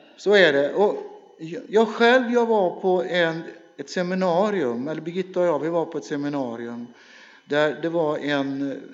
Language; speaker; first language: Swedish; native; Swedish